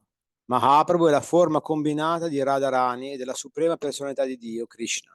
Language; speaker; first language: Italian; native; Italian